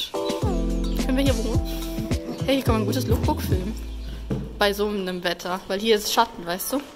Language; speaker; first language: German; non-native, learner; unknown